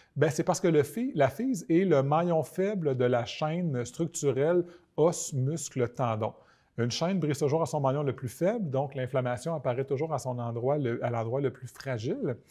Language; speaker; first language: French; native; French